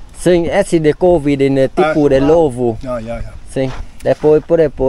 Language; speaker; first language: Portuguese; non-native, learner; Vietnamese